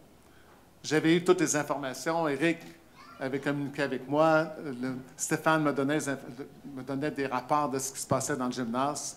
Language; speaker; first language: French; native; French